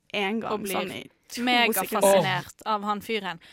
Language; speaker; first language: Norwegian; native; Norwegian